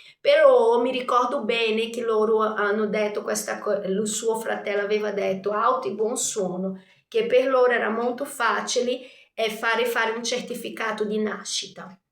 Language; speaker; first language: Italian; non-native, fluent; Portuguese